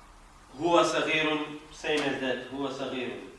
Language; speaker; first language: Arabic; non-native, fluent; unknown